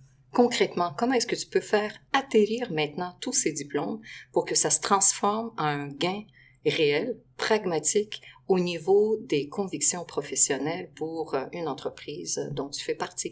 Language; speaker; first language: French; non-native, fluent; Russian